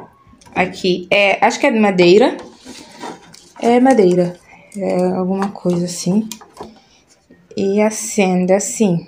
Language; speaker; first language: Portuguese; non-native, local second language; Kabuverdianu